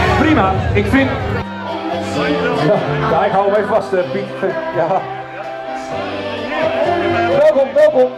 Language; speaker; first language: Dutch; native; Dutch